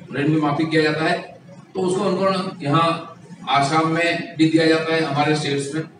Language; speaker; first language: Hindi; non-native, local second language; Bangla